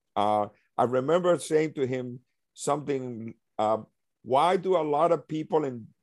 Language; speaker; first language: English; early bilingual, other home language; Spanish